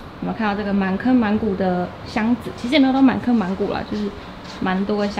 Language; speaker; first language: Chinese; native; Chinese